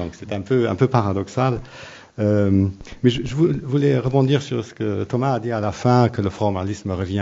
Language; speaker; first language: French; non-native, local second language; Luxembourgish